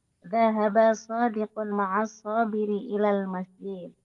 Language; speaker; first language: Arabic; non-native, learner; Indonesian